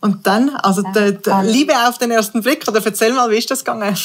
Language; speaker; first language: German; native; German